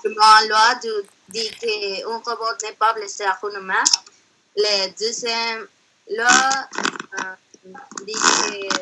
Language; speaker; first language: French; non-native, learner; Spanish